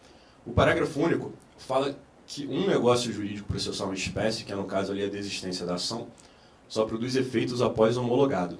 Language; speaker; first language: Portuguese; native; Portuguese